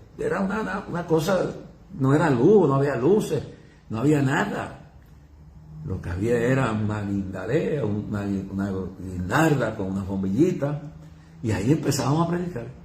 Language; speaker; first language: Spanish; native; Spanish